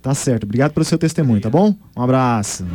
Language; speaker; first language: Portuguese; native; Portuguese